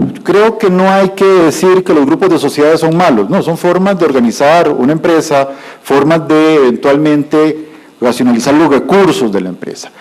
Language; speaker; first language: Spanish; native; Spanish